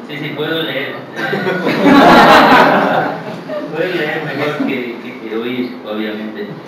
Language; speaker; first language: Spanish; early bilingual, heritage; English